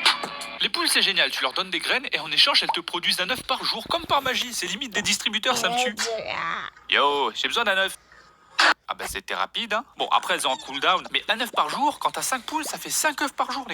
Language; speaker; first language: French; native; French